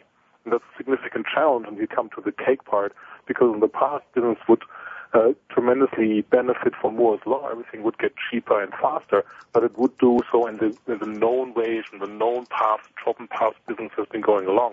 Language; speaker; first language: English; non-native, fluent; Italian